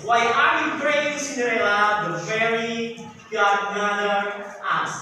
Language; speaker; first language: English; non-native, learner; Indonesian